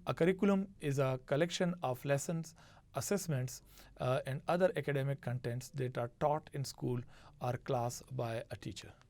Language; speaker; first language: English; non-native, local second language; Urdu